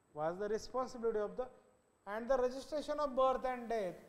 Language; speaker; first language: English; non-native, local second language; Marathi